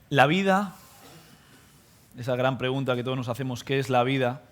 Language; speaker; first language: Spanish; native; Spanish